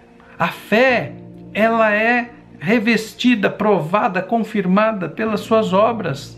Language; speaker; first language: Portuguese; native; Portuguese